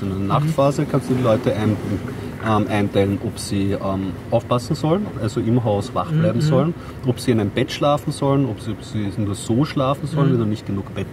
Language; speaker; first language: German; native; German